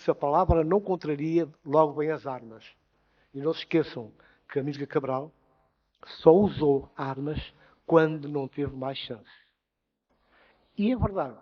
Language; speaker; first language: Portuguese; non-native, local second language; Upper Guinea Crioulo